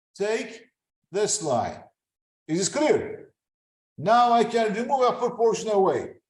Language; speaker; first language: English; non-native, fluent; Turkish